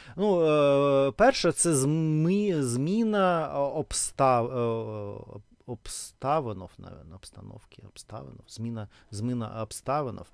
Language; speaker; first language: Ukrainian; non-native, local second language; Russian